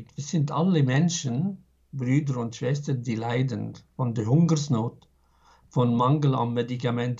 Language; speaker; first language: German; non-native, fluent; Arabic